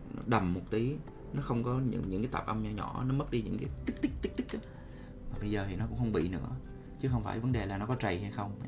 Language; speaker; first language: English; non-native, fluent; Vietnamese